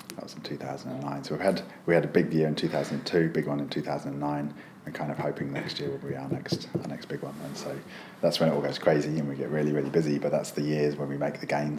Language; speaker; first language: English; native; English